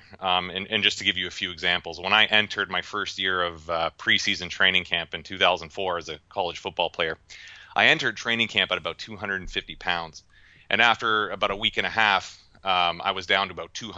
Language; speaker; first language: English; native; English